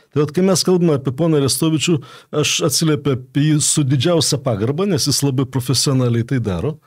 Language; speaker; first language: Lithuanian; native; Lithuanian